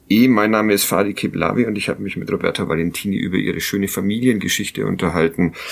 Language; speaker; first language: German; native; German